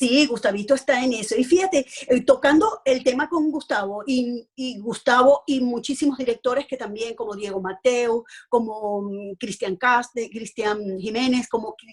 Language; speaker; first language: Spanish; native; Spanish